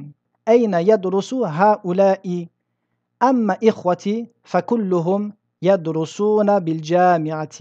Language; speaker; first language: Arabic; non-native, fluent; French